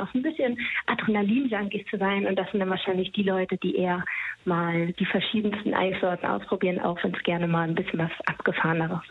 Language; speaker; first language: German; native; German